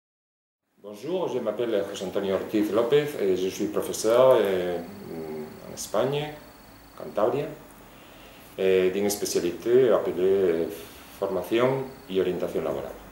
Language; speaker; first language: French; non-native, fluent; Spanish